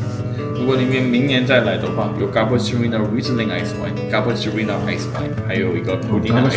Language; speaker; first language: Chinese; non-native, fluent; Korean